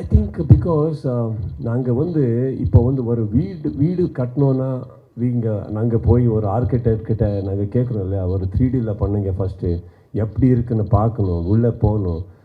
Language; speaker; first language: Tamil; non-native, local second language; Kannada